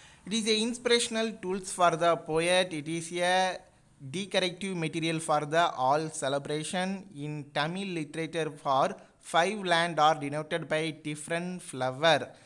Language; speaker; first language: English; non-native, local second language; Tamil